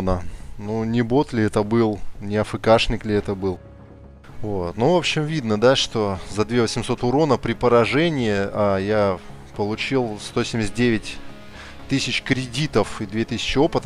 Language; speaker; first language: Russian; native; Russian